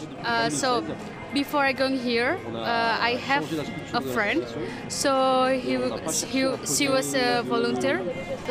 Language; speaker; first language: English; non-native, learner; Indonesian